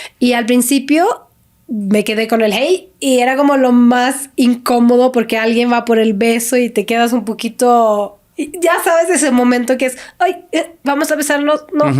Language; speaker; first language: Spanish; non-native, fluent; Swedish